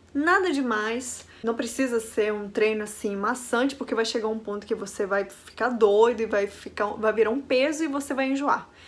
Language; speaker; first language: Portuguese; non-native, fluent; Spanish